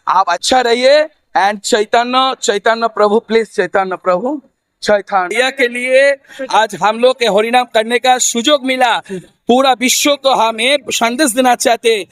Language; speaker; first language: Hindi; non-native, fluent; Bangla